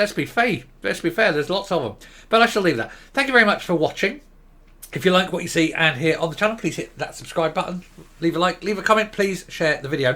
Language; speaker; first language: English; native; English